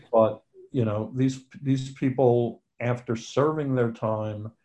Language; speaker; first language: English; native; English